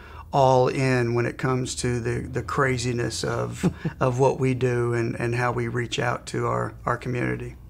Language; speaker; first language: English; native; English